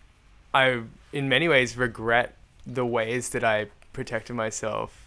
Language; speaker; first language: English; native; English